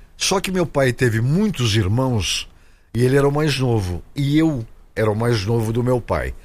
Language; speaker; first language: Portuguese; native; Portuguese